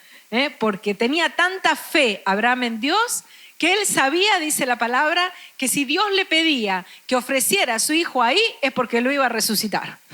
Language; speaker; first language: Spanish; native; Spanish